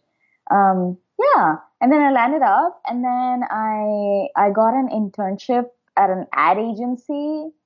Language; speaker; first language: English; non-native, local second language; Hindi